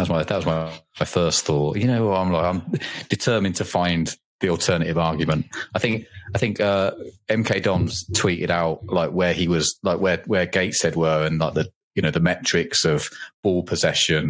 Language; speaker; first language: English; native; English